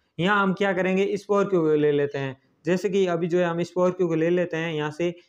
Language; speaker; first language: Hindi; native; Hindi